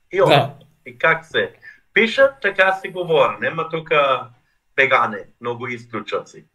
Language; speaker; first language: Macedonian; non-native, fluent; German